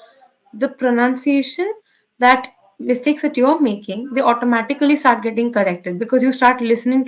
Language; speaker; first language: English; non-native, local second language; Bangla